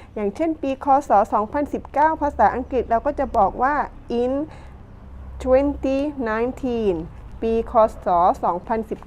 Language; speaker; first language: Thai; non-native, local second language; Pattani Malay